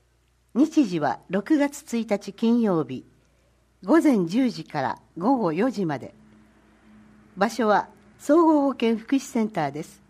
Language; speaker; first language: Japanese; native; Japanese